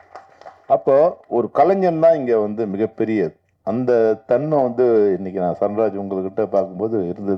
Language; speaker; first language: Tamil; native; Tamil